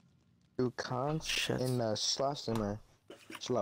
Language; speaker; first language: German; non-native, learner; English